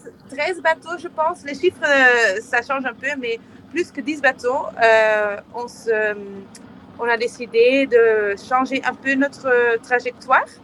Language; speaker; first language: French; non-native, fluent; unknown